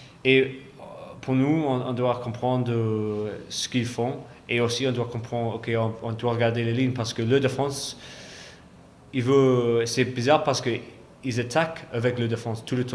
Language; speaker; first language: French; non-native, fluent; English